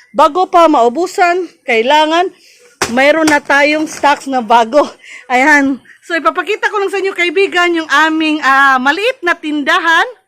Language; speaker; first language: Filipino; native; Filipino